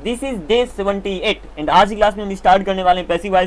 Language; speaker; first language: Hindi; native; Hindi